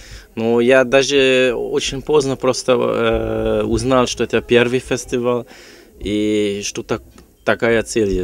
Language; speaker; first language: Russian; non-native, fluent; German